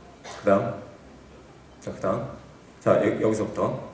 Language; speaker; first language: Korean; native; Korean